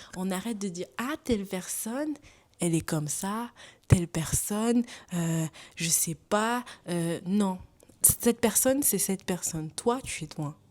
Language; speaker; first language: French; non-native, local second language; Wolof